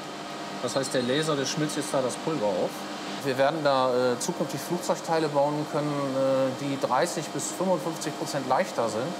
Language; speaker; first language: German; native; German